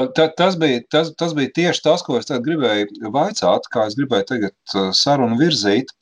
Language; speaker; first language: Latvian; native; Latvian